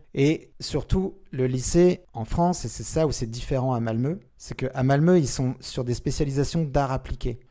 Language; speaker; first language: French; native; French